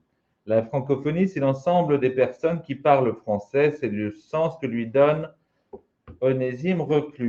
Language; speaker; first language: French; native; French